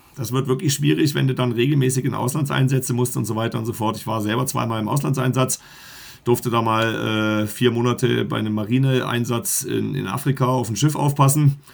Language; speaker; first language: German; native; German